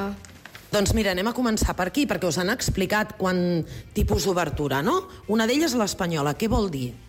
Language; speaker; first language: Catalan; native; Catalan